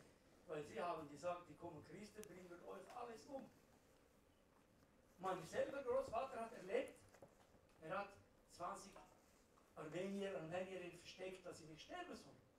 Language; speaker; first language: German; non-native, learner; Central Kurdish